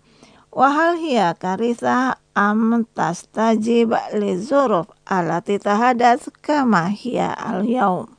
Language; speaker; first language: Arabic; non-native, fluent; Indonesian